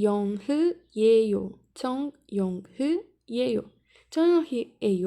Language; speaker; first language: Korean; non-native, fluent; Portuguese